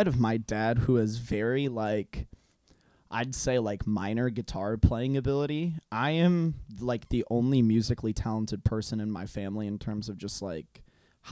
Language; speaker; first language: English; non-native, fluent; Hungarian